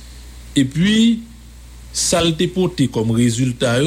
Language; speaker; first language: French; non-native, local second language; Haitian Creole